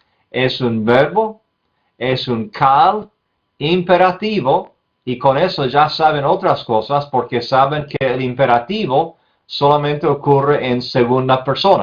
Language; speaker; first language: Spanish; non-native, fluent; English